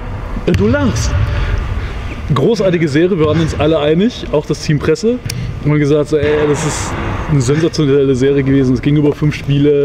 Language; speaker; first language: German; native; German